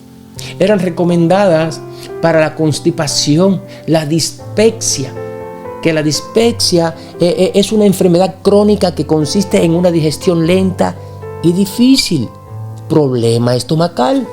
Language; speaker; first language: Spanish; native; Spanish